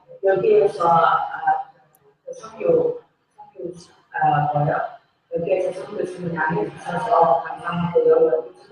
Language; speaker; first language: Korean; non-native, learner; Vietnamese